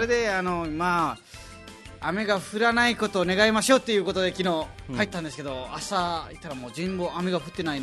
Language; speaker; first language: Japanese; non-native, fluent; Nepali